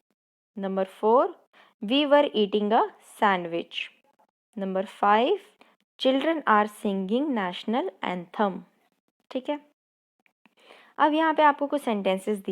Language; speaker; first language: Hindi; non-native, local second language; Punjabi